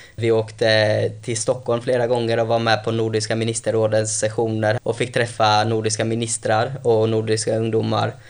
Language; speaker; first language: Swedish; early bilingual, other home language; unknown